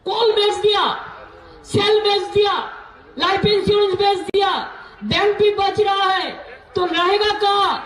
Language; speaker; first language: Hindi; non-native, local second language; Bangla